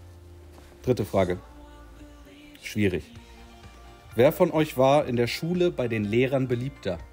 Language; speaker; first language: German; native; German